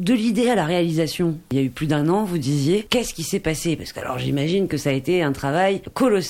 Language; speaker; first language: French; native; French